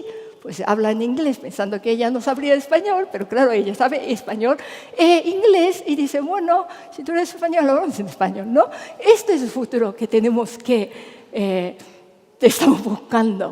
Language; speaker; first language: Spanish; non-native, fluent; Japanese